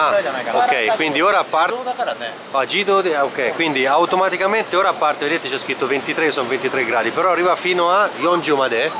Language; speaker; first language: Italian; native; Italian